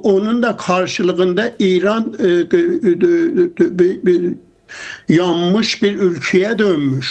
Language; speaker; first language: Turkish; non-native, fluent; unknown